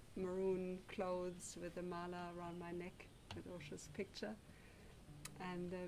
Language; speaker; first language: English; non-native, fluent; German